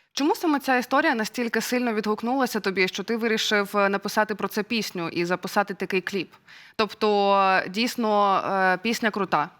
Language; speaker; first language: Ukrainian; native; Ukrainian